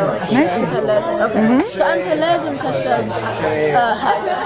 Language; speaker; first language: Arabic; non-native, learner; English